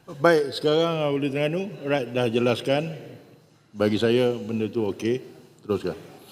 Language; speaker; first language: Malay; native; Malay